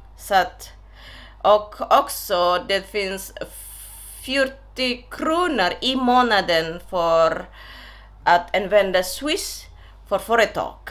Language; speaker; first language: Swedish; non-native, learner; Indonesian